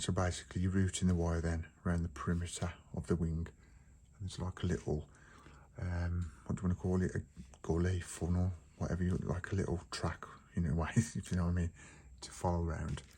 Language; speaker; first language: English; native; English